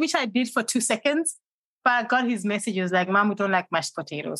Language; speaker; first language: English; non-native, local second language; Shona